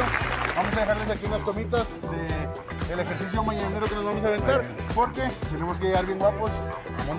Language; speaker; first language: Spanish; native; Spanish